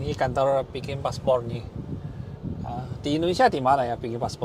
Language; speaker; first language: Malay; non-native, fluent; Chinese